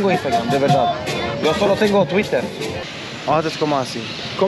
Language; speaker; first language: Spanish; non-native, learner; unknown